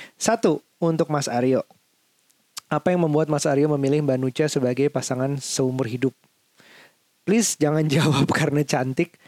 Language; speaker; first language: Indonesian; native; Indonesian